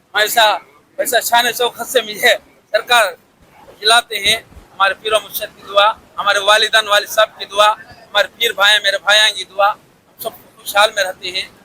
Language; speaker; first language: Hindi; non-native, local second language; Urdu